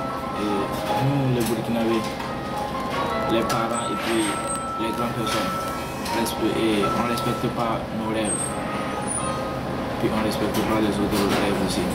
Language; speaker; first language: French; non-native, learner; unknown